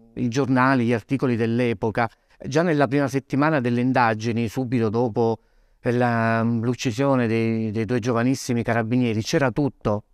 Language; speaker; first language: Italian; native; Italian